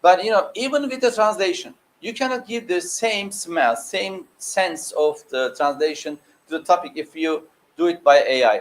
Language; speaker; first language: English; non-native, fluent; Turkish